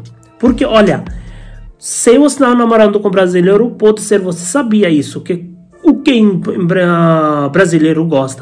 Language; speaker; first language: Portuguese; non-native, learner; Hindi